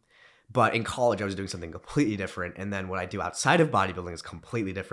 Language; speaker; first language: English; early bilingual, other home language; Romanian